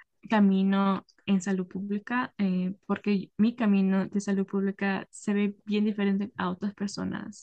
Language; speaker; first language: Spanish; early bilingual, heritage; Spanish